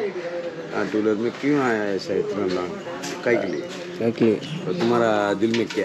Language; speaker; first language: Hindi; non-native, local second language; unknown